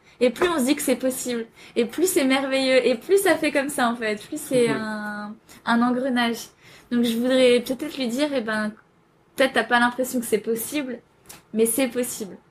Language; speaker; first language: French; native; French